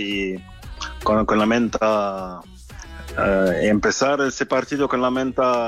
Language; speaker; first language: Spanish; non-native, learner; French